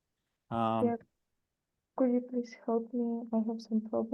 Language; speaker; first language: English; non-native, learner; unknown